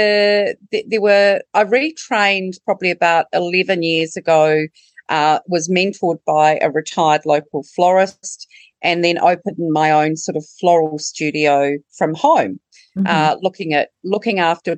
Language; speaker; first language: English; native; English